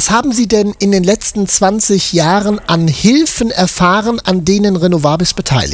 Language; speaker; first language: German; native; German